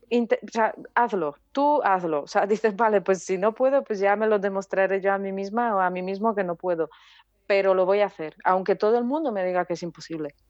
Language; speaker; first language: Spanish; non-native, fluent; Polish